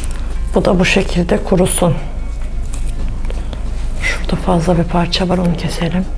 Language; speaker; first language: Turkish; native; Turkish